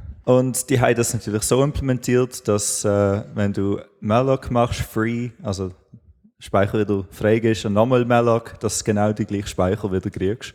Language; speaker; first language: German; native; German